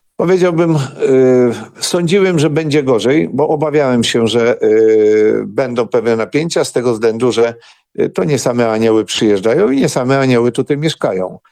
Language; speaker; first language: Polish; non-native, local second language; Ukrainian